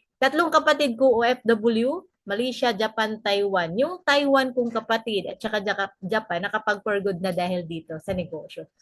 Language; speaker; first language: Filipino; non-native, local second language; Cebuano